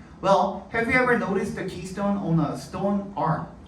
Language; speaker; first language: English; non-native, fluent; Korean